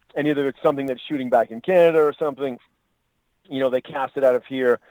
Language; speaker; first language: English; native; English